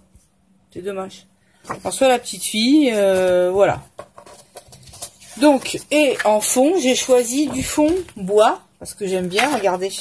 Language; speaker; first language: French; native; French